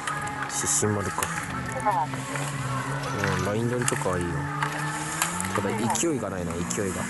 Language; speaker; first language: Japanese; native; Japanese